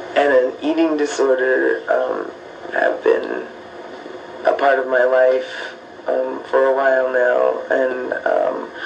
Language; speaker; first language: English; native; English